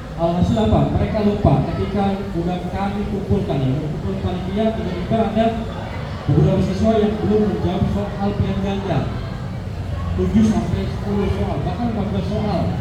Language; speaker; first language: Indonesian; native; Indonesian